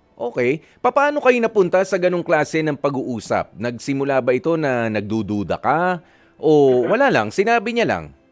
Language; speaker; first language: Filipino; native; Filipino